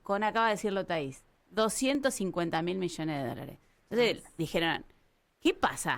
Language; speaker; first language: Spanish; native; Spanish